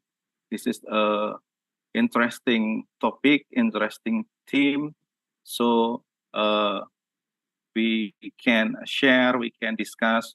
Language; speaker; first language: English; non-native, learner; Indonesian